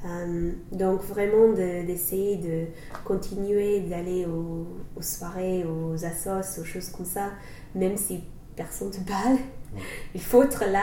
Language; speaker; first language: French; non-native, learner; English